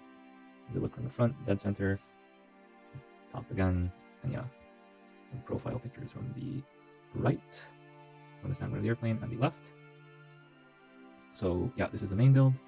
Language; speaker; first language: English; native; English